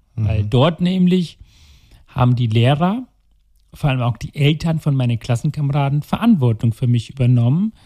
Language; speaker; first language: German; non-native, local second language; Tamil